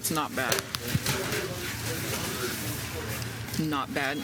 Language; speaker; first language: English; native; English